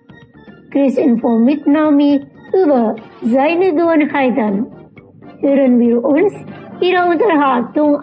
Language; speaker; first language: German; non-native, learner; Indonesian